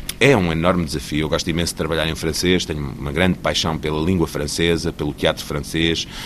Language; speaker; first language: Portuguese; native; Portuguese